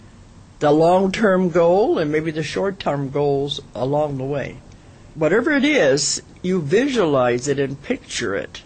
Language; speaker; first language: English; native; English